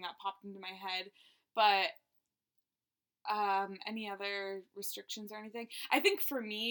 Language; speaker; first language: English; native; English